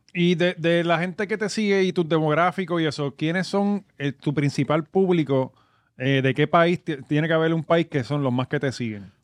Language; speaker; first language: Spanish; native; Spanish